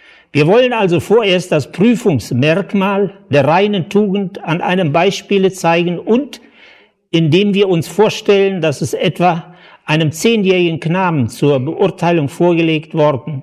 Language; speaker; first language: German; native; German